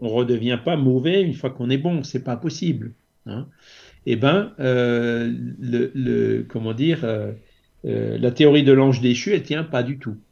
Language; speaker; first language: French; native; French